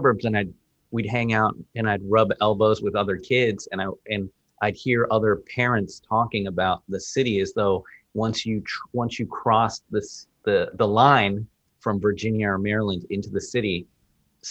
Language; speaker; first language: English; early bilingual, other home language; Spanish